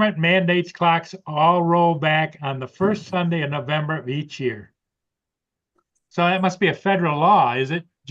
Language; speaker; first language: English; native; English